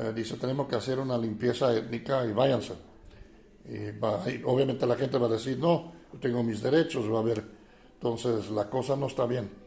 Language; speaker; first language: Spanish; non-native, fluent; Dutch